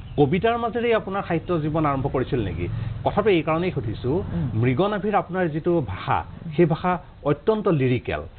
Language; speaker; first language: Assamese; native; Assamese